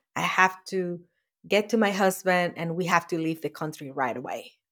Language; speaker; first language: English; non-native, fluent; Spanish